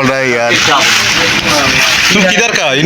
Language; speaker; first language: Hindi; non-native, learner; Bangla